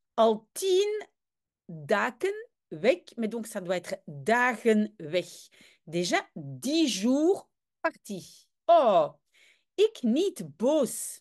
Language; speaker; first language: French; native; French